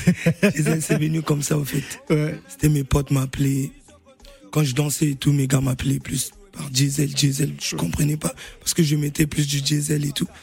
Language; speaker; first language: French; non-native, local second language; Lingala